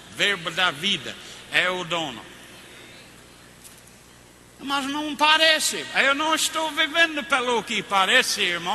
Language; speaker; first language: Portuguese; non-native, fluent; English